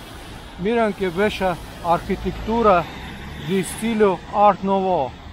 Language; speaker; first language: Spanish; non-native, fluent; Russian